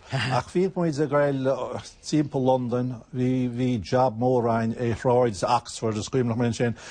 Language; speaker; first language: Irish; native; Irish